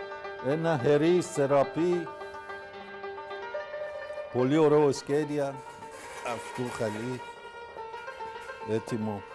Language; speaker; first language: Greek; non-native, fluent; Persian